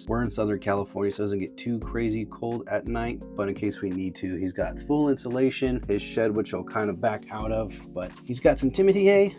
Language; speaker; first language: English; native; English